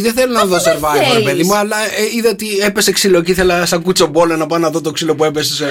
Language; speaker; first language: Greek; native; Greek